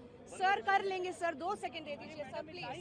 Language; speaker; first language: Hindi; native; Hindi